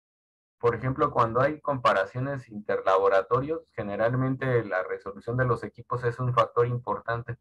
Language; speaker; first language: Spanish; native; Spanish